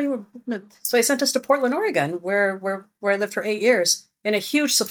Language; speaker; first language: English; early bilingual, other home language; Greek